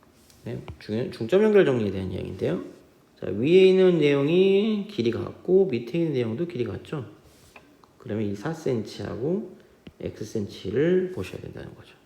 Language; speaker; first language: Korean; native; Korean